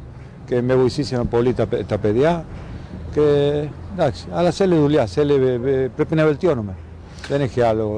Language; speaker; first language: Greek; non-native, learner; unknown